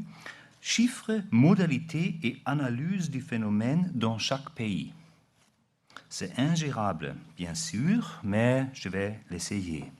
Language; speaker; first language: French; non-native, learner; German